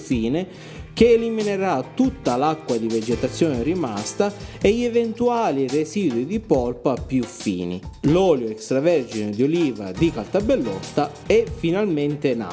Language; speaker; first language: Italian; native; Italian